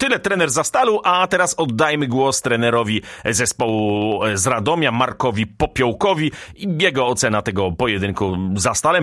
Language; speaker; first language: Polish; native; Polish